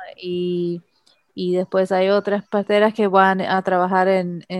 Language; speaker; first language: Spanish; early bilingual, heritage; Spanish